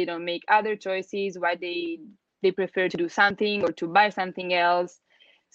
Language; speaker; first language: English; non-native, fluent; Italian